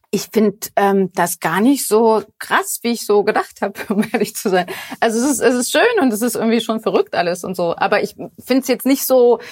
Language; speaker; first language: German; early bilingual, other home language; Polish